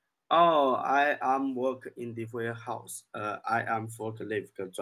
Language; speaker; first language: English; non-native, learner; Chinese